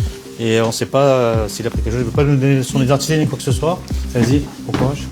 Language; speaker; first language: French; native; French